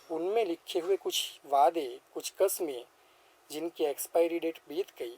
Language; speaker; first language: Hindi; non-native, local second language; Gujarati